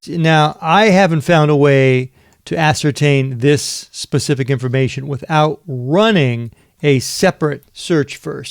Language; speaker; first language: English; native; English